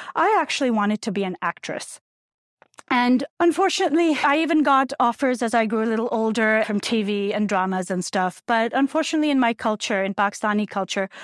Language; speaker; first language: English; non-native, local second language; Urdu